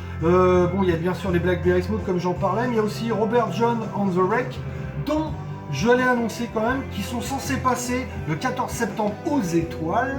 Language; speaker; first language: French; native; French